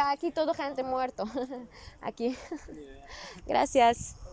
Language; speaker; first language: Spanish; non-native, learner; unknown